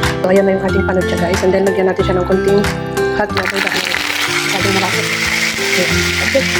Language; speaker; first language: Filipino; non-native, local second language; Iloko